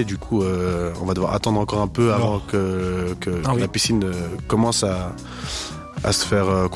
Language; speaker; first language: French; native; French